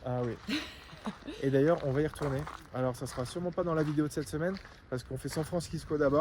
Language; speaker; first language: French; native; French